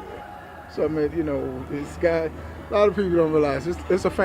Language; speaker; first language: English; native; English